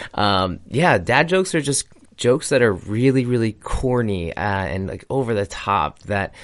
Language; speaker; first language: English; native; English